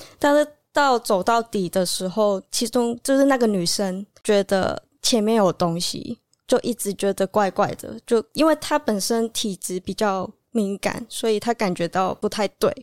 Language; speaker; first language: Chinese; non-native, local second language; Cantonese